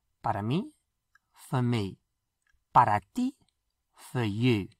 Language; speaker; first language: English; non-native, fluent; Spanish